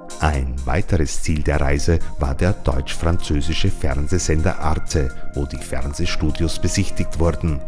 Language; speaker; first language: German; native; German